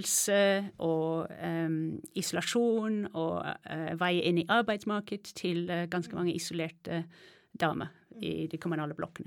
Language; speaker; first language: Norwegian; non-native, fluent; English